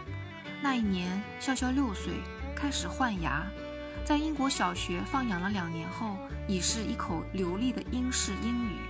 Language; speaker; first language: Chinese; native; Chinese